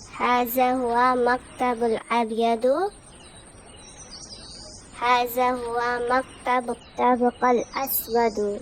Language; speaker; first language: Arabic; non-native, learner; Urdu